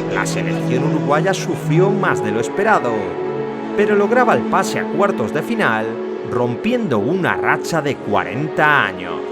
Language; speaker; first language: Spanish; native; Spanish